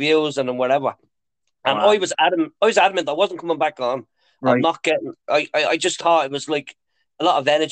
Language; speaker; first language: English; native; English